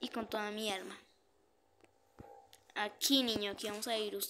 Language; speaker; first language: Spanish; native; Spanish